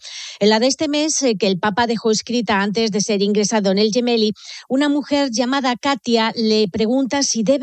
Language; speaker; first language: Spanish; native; Spanish